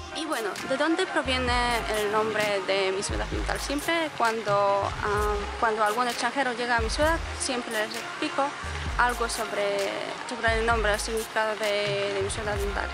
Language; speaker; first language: Spanish; non-native, fluent; Polish